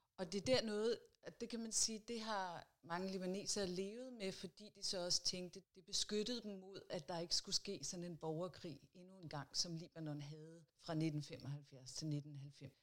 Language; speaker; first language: Danish; native; Danish